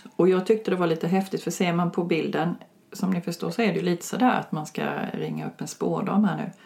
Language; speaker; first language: Swedish; native; Swedish